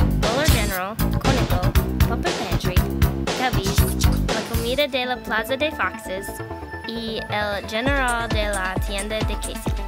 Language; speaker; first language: Spanish; non-native, learner; English